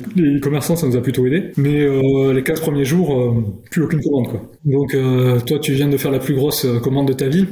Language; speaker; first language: French; native; French